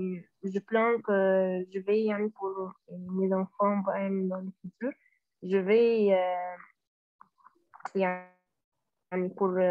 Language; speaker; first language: French; non-native, learner; Arabic